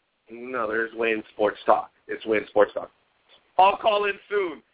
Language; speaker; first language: English; native; English